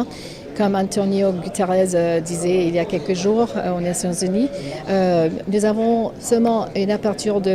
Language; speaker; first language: French; non-native, fluent; English